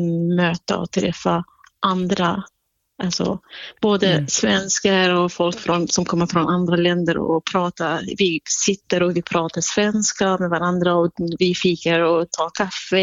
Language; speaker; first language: Swedish; non-native, fluent; Central Kurdish